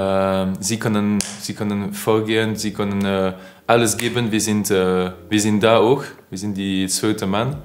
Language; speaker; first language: German; non-native, learner; French